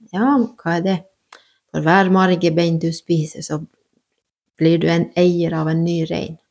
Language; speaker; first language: Norwegian; native; Norwegian